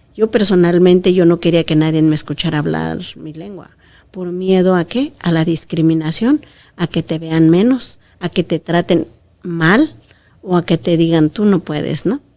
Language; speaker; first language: Spanish; non-native, local second language; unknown